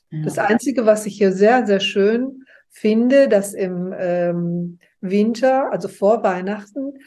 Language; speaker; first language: German; native; German